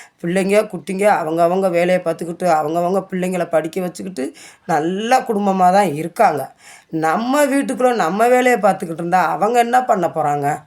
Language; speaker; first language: Tamil; native; Tamil